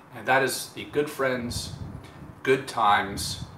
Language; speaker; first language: English; native; English